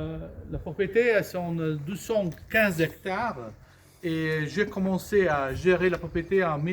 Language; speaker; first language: French; non-native, fluent; Italian